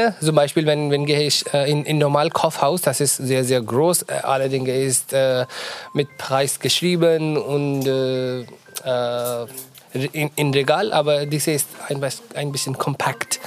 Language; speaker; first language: German; non-native, learner; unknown